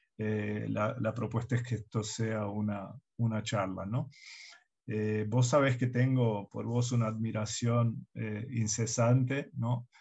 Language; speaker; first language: Spanish; early bilingual, heritage; Spanish